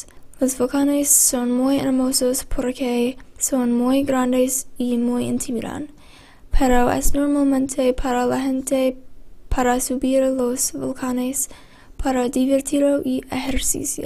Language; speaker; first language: Spanish; non-native, learner; English